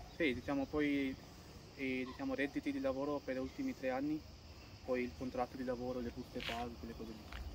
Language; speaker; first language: Italian; non-native, fluent; Punjabi